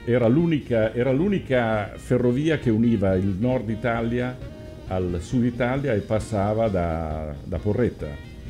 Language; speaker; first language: Italian; native; Italian